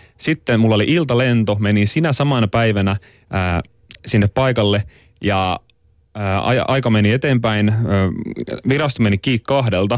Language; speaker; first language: Finnish; native; Finnish